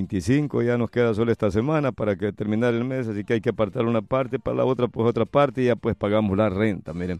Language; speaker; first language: Spanish; native; Spanish